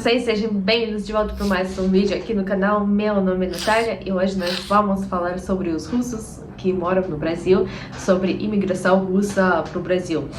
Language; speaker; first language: Portuguese; non-native, fluent; Russian